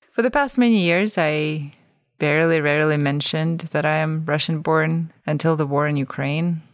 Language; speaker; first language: English; non-native, fluent; Russian